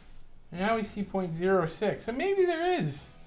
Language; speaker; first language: English; native; English